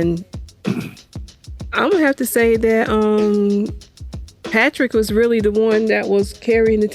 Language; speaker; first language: English; native; English